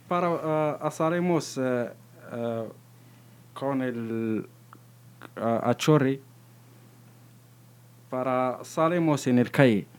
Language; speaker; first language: Spanish; non-native, learner; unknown